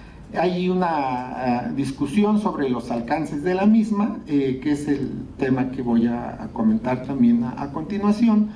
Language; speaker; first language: Spanish; native; Spanish